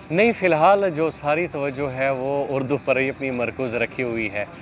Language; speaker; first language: Urdu; non-native, local second language; Saraiki